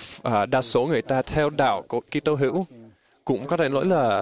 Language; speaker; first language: Vietnamese; non-native, fluent; English